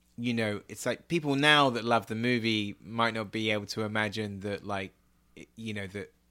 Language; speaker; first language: English; native; English